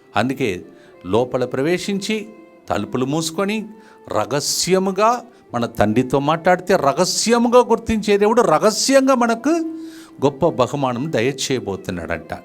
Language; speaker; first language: Telugu; non-native, fluent; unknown